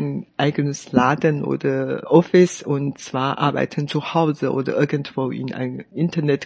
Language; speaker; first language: German; non-native, fluent; Chinese